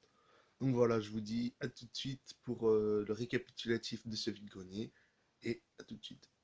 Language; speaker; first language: French; native; French